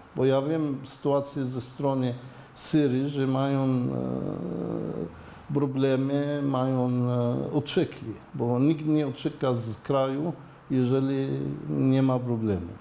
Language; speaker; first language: Polish; non-native, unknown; Arabic